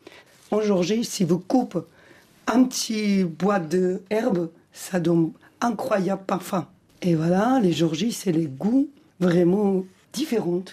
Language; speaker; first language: French; non-native, fluent; Georgian